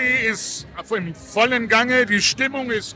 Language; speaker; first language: German; native; German